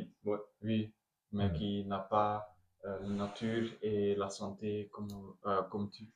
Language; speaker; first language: French; non-native, learner; Spanish